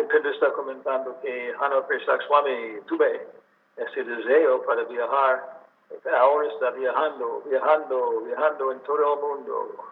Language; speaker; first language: Spanish; non-native, learner; English